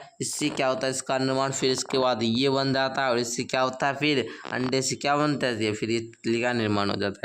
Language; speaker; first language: Hindi; native; Hindi